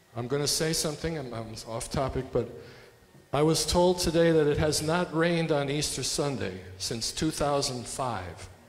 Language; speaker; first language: English; native; English